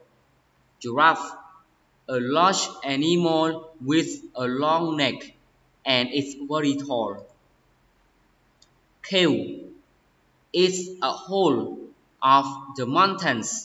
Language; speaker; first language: English; non-native, learner; Khmer